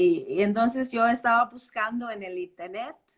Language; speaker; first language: Spanish; non-native, fluent; Danish